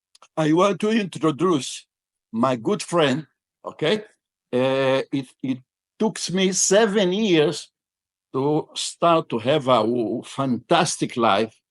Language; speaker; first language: English; non-native, fluent; Portuguese